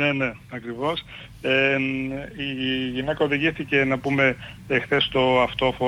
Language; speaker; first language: Greek; native; Greek